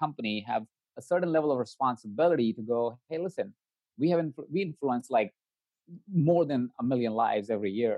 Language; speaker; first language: English; non-native, local second language; Hindi